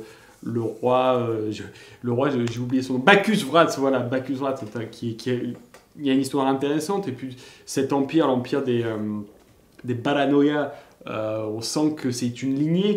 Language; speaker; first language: French; native; French